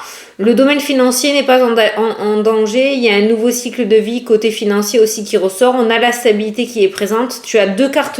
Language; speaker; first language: French; native; French